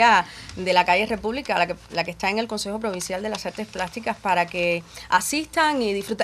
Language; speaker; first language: Spanish; native; Spanish